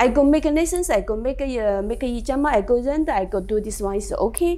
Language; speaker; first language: English; non-native, learner; Chinese